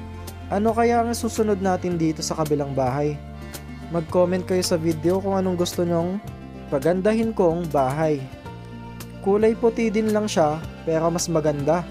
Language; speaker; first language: Filipino; native; Filipino